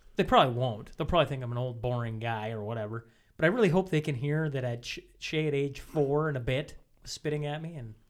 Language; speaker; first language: English; native; English